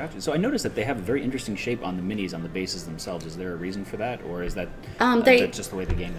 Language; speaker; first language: English; native; English